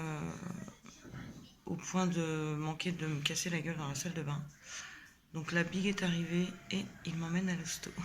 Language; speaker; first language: French; native; French